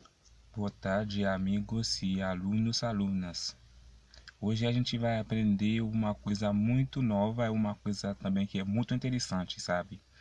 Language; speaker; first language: Portuguese; non-native, fluent; Haitian Creole